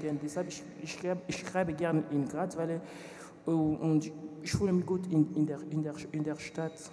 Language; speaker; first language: German; non-native, learner; French